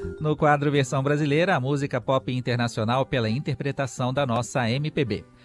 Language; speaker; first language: Portuguese; native; Portuguese